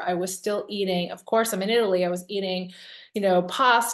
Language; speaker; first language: English; native; English